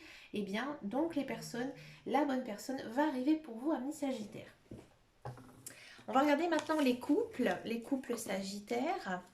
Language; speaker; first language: French; native; French